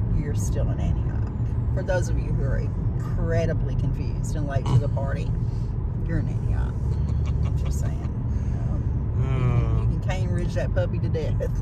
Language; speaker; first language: English; native; English